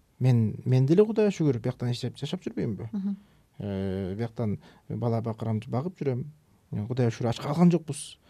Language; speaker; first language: Kyrgyz; native; Kyrgyz